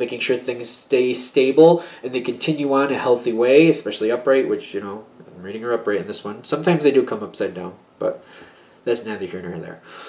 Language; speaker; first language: English; native; English